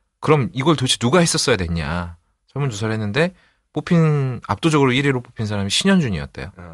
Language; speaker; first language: Korean; native; Korean